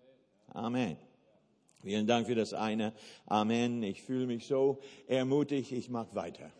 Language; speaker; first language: German; non-native, fluent; English